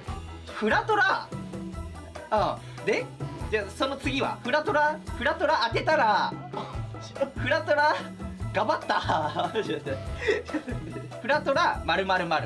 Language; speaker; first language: Japanese; native; Japanese